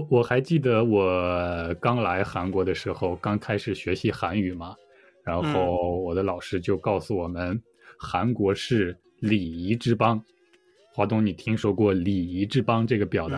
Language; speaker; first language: Chinese; native; Chinese